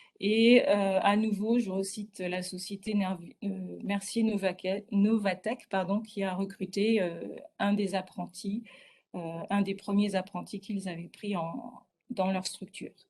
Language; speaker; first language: French; native; French